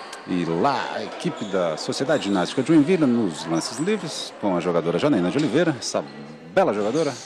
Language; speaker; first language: Portuguese; native; Portuguese